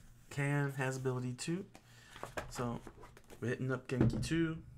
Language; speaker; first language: English; native; English